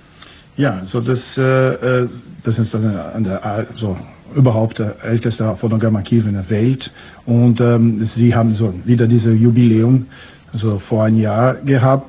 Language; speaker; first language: German; non-native, fluent; Portuguese